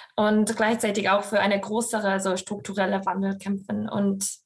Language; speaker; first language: German; non-native, fluent; English